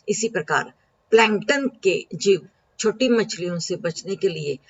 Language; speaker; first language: Hindi; non-native, local second language; Marathi